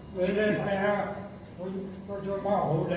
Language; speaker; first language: Cantonese; non-native, fluent; Indonesian